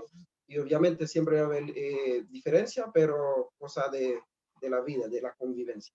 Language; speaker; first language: Spanish; non-native, fluent; Haitian Creole